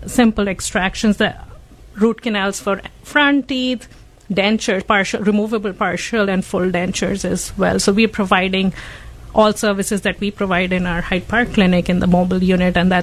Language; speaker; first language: English; non-native, local second language; Hindi